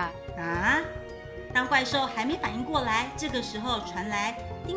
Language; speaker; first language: Chinese; native; Chinese